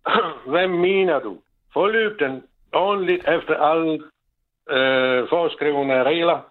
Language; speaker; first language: Danish; non-native, fluent; Czech